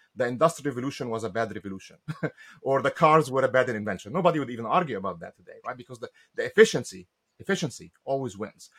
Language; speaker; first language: English; non-native, fluent; Arabic